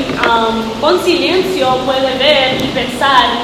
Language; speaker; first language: Spanish; non-native, learner; English